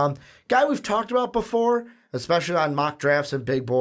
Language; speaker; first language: English; native; English